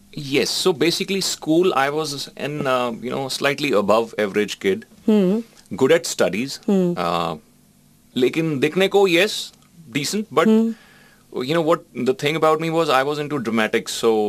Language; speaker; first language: English; non-native, local second language; Punjabi